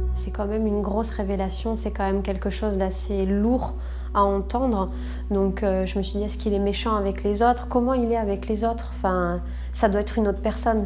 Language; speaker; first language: French; native; French